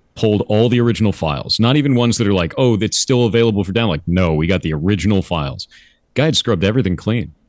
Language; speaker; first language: English; native; English